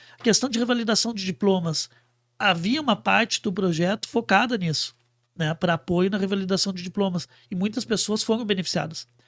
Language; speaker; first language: Portuguese; native; Portuguese